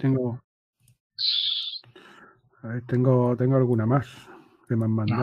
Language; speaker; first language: Spanish; native; Spanish